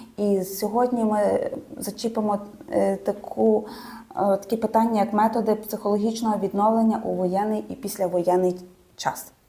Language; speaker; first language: Ukrainian; native; Ukrainian